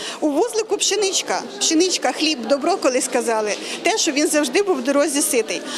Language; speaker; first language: Ukrainian; native; Ukrainian